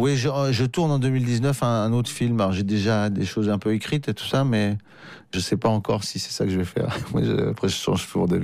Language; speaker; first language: French; native; French